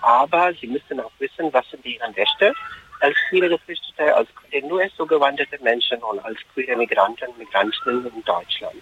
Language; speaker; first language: German; non-native, fluent; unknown